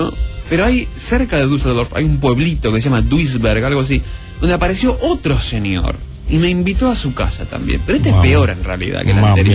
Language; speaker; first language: Spanish; native; Spanish